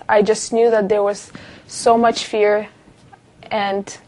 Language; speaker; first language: English; non-native, fluent; Russian